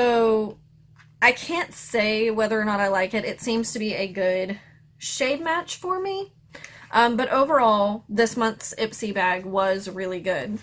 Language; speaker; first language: English; native; English